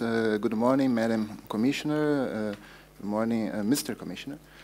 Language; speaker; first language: English; non-native, fluent; Portuguese